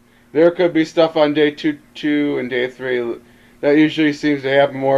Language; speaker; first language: English; native; English